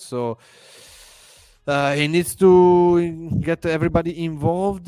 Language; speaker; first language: English; non-native, fluent; Italian